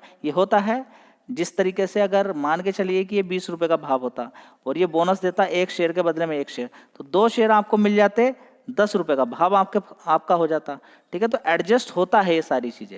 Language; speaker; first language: Hindi; native; Hindi